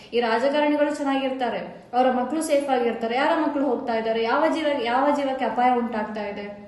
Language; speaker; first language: Kannada; non-native, local second language; Malayalam